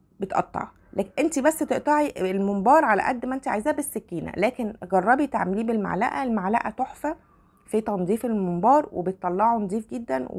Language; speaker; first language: Arabic; native; Arabic